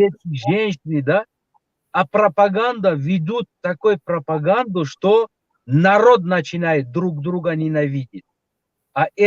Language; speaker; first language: Russian; non-native, local second language; Tajik